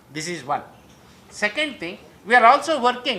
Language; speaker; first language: English; non-native, local second language; Kannada